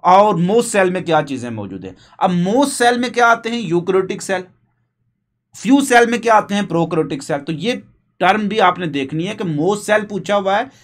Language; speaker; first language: Urdu; non-native, local second language; Punjabi